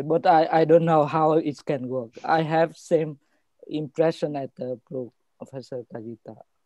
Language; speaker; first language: English; non-native, fluent; Vietnamese